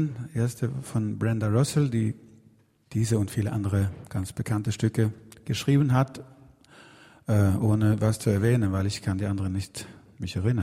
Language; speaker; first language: German; non-native, learner; Swedish